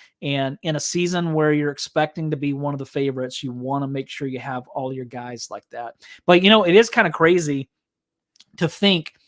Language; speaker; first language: English; native; English